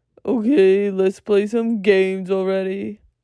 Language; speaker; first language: English; native; English